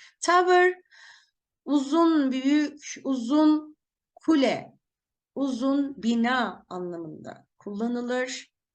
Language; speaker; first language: Turkish; native; Turkish